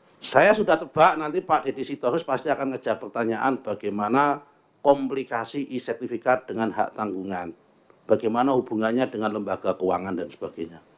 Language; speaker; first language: Indonesian; native; Indonesian